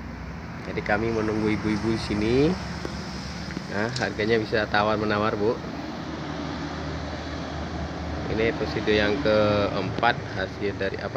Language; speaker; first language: Indonesian; native; Indonesian